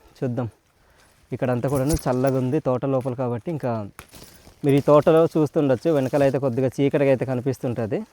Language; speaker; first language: Telugu; non-native, local second language; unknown